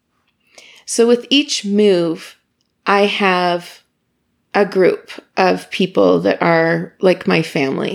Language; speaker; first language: English; native; English